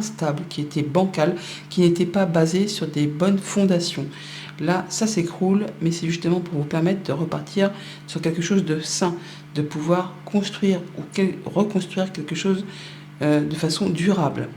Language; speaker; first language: French; native; French